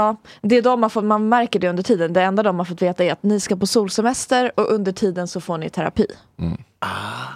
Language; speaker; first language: Swedish; native; Swedish